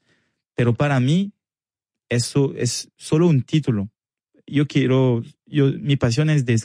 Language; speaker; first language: Spanish; non-native, learner; French